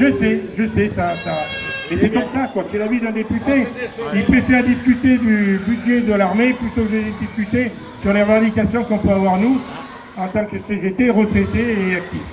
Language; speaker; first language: French; native; French